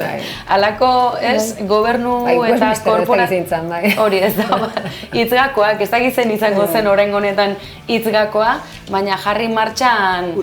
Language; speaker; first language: Basque; native; Basque